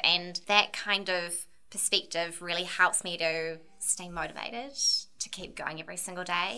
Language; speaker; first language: English; native; English